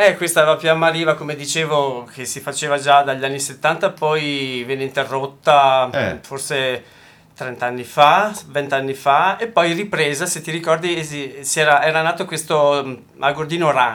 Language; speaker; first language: Italian; native; Italian